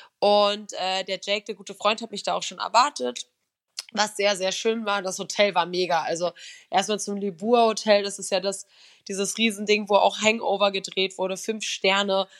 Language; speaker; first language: German; native; German